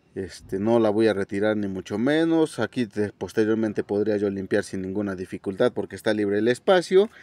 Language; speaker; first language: Spanish; native; Spanish